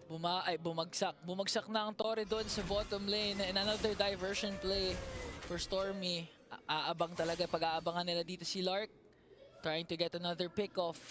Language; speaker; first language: Filipino; native; Filipino